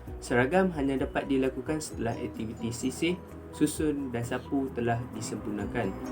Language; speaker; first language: Malay; native; Malay